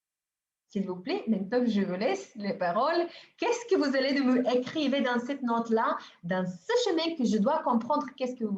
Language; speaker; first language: French; non-native, fluent; Bulgarian